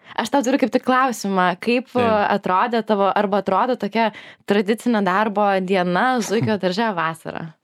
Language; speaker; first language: Lithuanian; native; Lithuanian